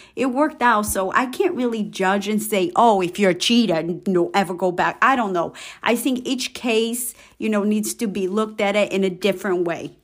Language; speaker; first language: English; non-native, fluent; Portuguese